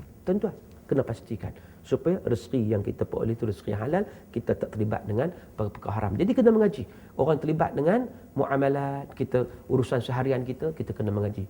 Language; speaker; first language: Malay; native; Malay